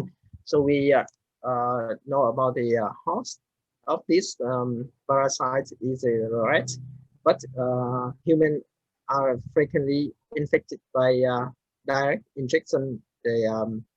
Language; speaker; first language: English; non-native, learner; Vietnamese